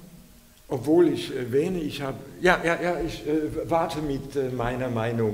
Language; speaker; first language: German; non-native, fluent; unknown